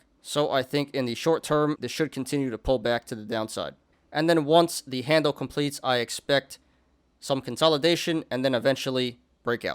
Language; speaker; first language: English; native; English